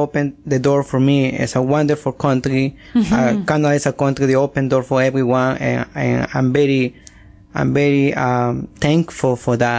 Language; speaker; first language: English; non-native, learner; Spanish